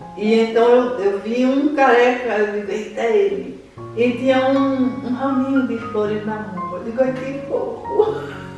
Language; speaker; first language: Portuguese; native; Portuguese